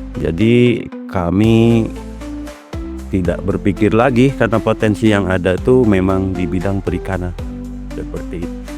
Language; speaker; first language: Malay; non-native, local second language; Sundanese